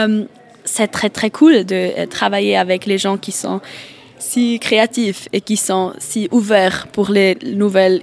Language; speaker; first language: French; non-native, learner; German